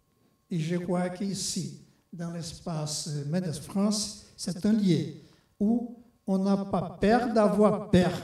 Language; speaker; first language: French; non-native, fluent; Portuguese